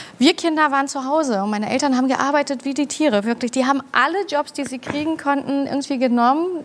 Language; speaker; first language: German; early bilingual, other home language; Turkish